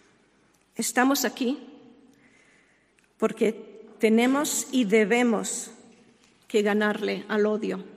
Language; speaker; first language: Spanish; non-native, fluent; Hebrew